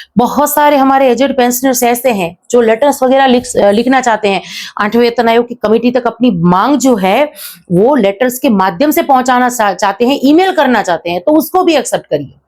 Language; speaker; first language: Hindi; native; Hindi